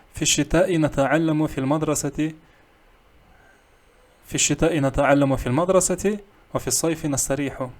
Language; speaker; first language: Arabic; non-native, fluent; Kazakh